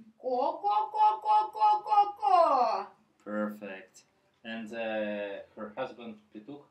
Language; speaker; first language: English; non-native, fluent; Russian